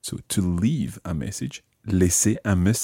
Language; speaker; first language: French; non-native, fluent; English